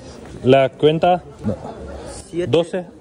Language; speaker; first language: Spanish; non-native, learner; Hindi